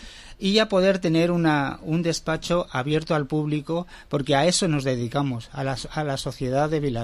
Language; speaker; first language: Spanish; native; Spanish